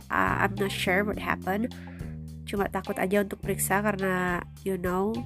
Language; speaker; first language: English; non-native, fluent; Indonesian